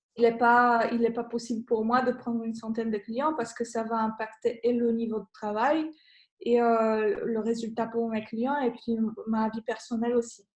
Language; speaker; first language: French; non-native, fluent; Polish